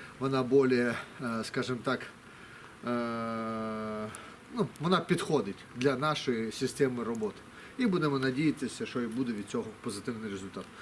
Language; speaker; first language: Ukrainian; non-native, local second language; Russian